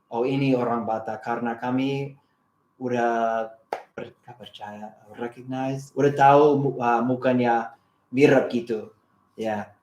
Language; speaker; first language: Indonesian; non-native, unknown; English